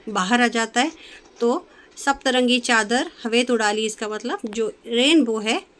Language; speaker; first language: Hindi; non-native, local second language; Marathi